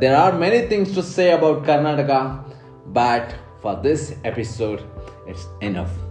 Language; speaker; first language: English; non-native, local second language; Kannada